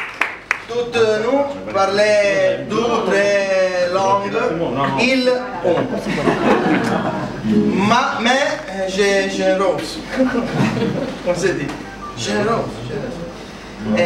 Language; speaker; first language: French; non-native, learner; Italian